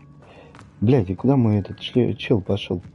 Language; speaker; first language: Russian; native; Russian